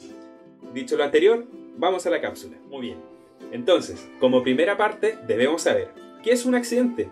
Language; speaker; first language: Spanish; native; Spanish